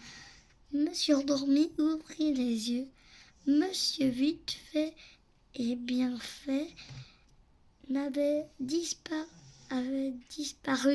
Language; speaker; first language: French; native; French